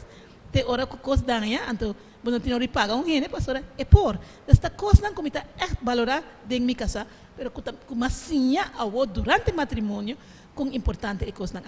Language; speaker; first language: Portuguese; non-native, learner; Papiamento